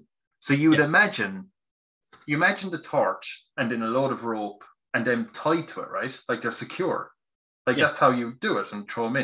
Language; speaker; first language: English; native; English